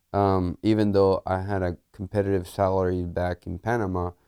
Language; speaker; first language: English; early bilingual, other home language; Spanish